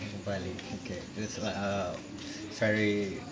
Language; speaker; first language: English; non-native, learner; Indonesian